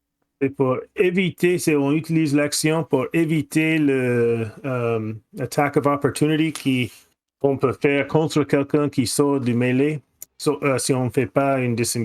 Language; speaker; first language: French; non-native, fluent; English